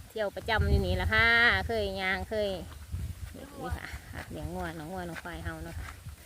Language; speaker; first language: Thai; native; Thai